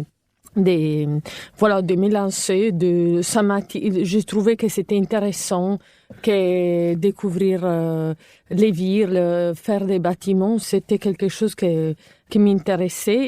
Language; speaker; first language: French; non-native, fluent; Italian